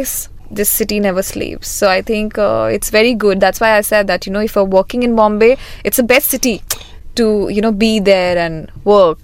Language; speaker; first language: English; non-native, local second language; Hindi